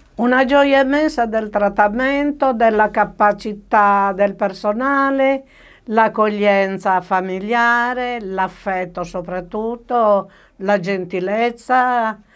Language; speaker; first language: Italian; native; Italian